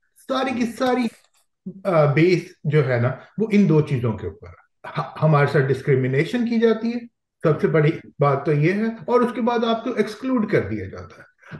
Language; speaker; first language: Urdu; non-native, local second language; Punjabi